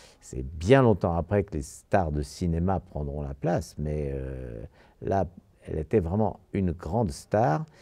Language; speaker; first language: French; native; French